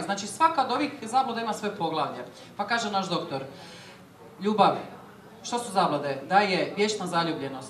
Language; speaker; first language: Croatian; native; Croatian